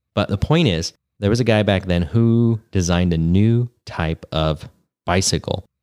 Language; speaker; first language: English; native; English